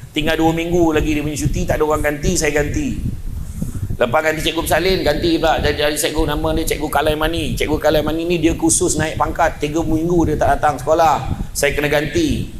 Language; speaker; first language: Malay; native; Malay